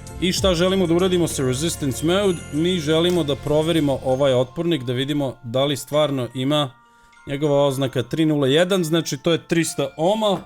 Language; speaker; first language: Croatian; early bilingual, heritage; Serbian